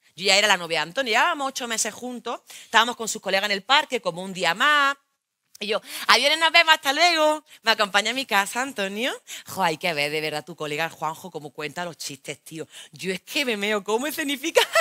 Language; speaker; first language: Spanish; native; Spanish